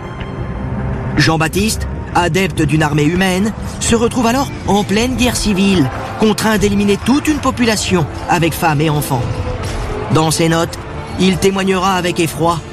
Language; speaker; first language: French; native; French